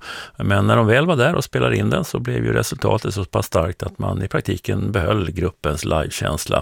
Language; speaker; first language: Swedish; native; Swedish